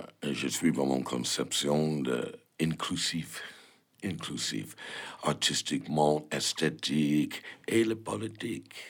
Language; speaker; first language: French; non-native, learner; English